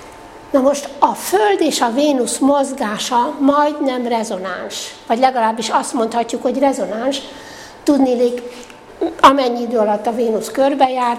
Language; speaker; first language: Hungarian; native; Hungarian